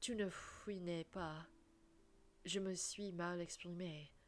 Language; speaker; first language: French; non-native, learner; English